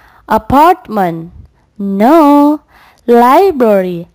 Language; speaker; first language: English; non-native, fluent; Indonesian